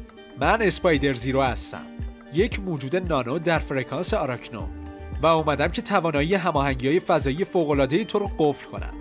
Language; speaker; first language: Persian; native; Persian